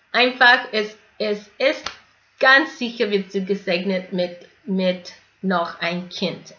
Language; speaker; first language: German; non-native, fluent; English